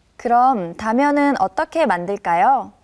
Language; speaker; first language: Korean; native; Korean